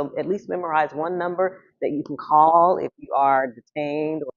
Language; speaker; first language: English; native; English